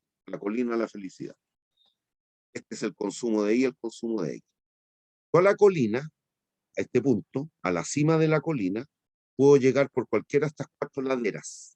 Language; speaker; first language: Spanish; native; Spanish